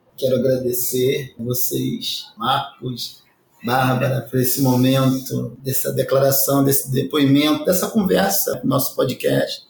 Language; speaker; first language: Portuguese; native; Portuguese